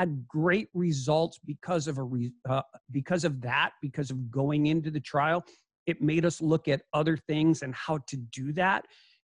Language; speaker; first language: English; native; English